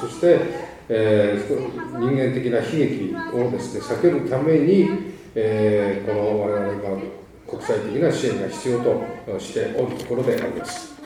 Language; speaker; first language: Japanese; native; Japanese